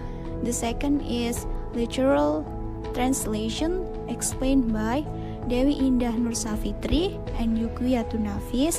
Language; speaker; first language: English; non-native, learner; Indonesian